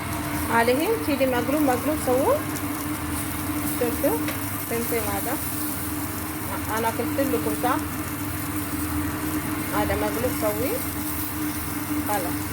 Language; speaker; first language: Arabic; non-native, learner; Amharic